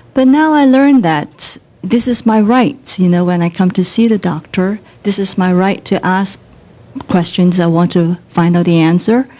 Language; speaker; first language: English; non-native, local second language; Cantonese